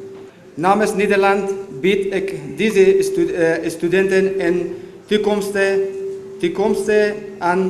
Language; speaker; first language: Dutch; non-native, fluent; Persian